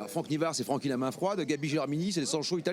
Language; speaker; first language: French; native; French